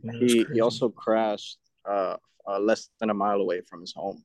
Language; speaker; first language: English; native; English